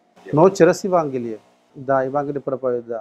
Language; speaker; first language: Russian; non-native, learner; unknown